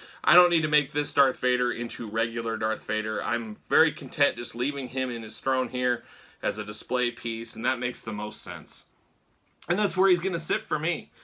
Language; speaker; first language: English; native; English